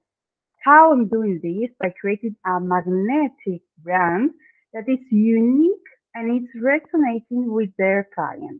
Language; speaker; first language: English; non-native, fluent; Spanish